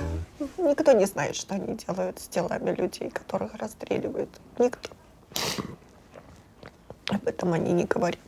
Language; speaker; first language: Russian; native; Russian